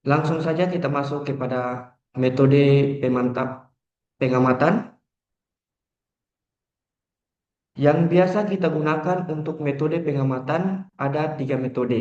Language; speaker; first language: Indonesian; native; Indonesian